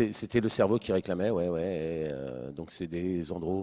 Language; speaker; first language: French; native; French